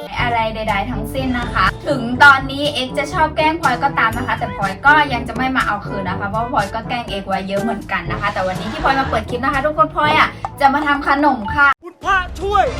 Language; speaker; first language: Thai; native; Thai